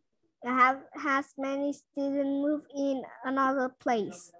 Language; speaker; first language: English; non-native, learner; Vietnamese